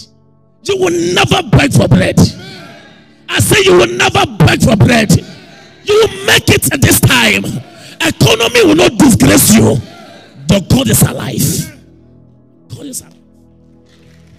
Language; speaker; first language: English; non-native, local second language; Akan